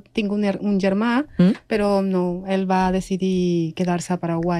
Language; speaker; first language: Catalan; non-native, fluent; Spanish